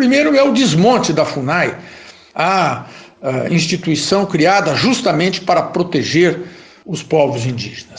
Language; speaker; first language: Portuguese; native; Portuguese